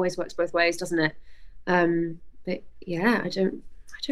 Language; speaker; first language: English; native; English